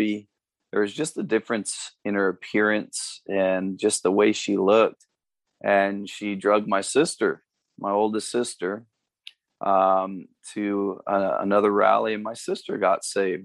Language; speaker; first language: English; native; English